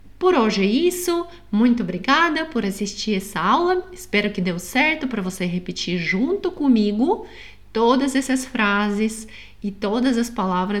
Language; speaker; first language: Portuguese; non-native, fluent; Russian